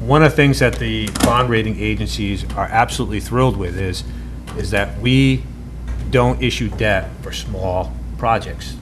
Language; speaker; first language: English; native; English